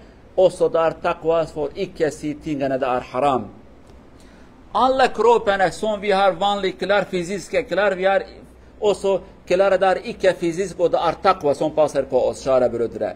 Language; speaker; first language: Swedish; non-native, learner; Kurdish